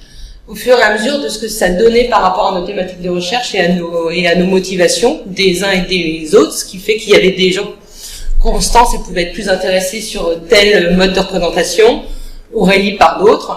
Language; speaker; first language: French; native; French